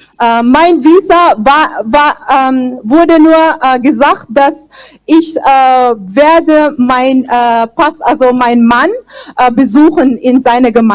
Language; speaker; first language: German; non-native, fluent; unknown